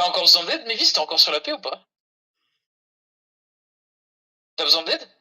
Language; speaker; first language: French; native; French